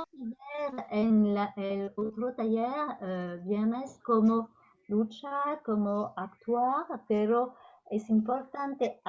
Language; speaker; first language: Spanish; non-native, fluent; French